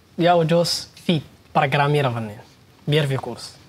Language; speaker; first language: Russian; non-native, learner; Somali